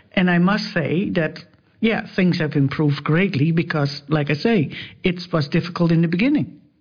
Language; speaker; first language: English; non-native, fluent; Dutch